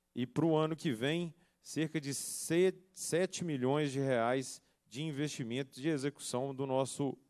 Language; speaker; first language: Portuguese; native; Portuguese